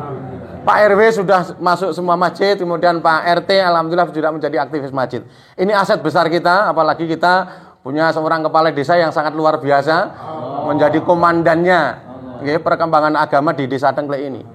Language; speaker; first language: Indonesian; non-native, local second language; Javanese